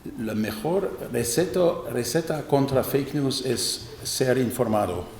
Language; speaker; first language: Spanish; non-native, fluent; German